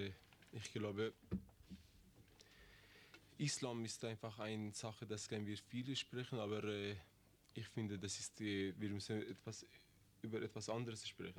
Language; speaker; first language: German; non-native, learner; Persian